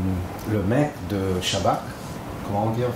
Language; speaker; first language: French; non-native, fluent; Hebrew